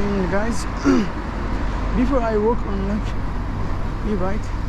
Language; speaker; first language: English; non-native, learner; Nepali